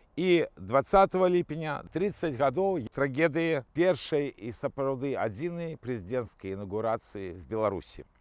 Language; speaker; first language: Belarusian; non-native, local second language; Russian